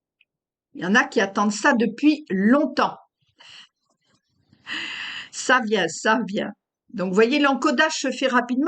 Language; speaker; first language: French; native; French